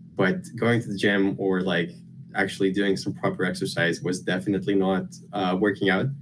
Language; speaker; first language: English; non-native, fluent; Lithuanian